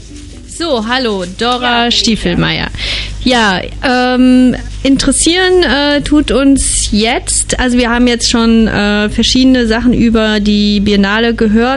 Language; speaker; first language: German; native; German